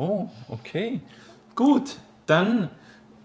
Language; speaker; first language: German; native; German